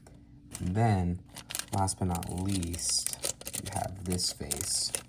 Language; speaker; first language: English; native; English